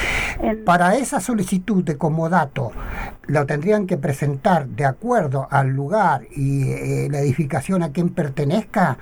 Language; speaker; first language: Spanish; native; Spanish